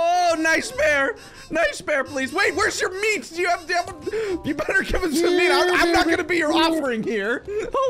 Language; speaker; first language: English; native; English